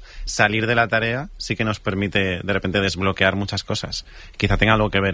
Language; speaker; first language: Spanish; native; Spanish